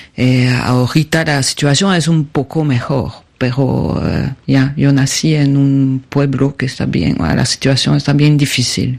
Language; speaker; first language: Spanish; non-native, learner; French